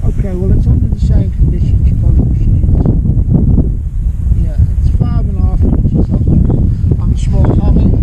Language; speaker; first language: English; native; English